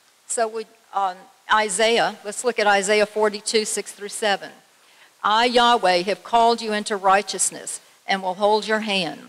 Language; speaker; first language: English; native; English